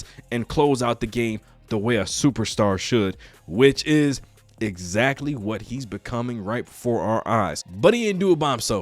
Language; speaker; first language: English; native; English